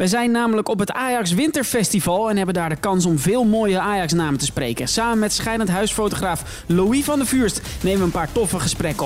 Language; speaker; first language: Dutch; native; Dutch